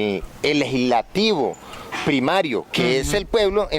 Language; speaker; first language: Spanish; native; Spanish